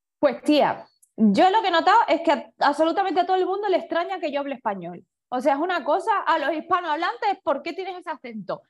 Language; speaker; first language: Spanish; early bilingual, other home language; Chinese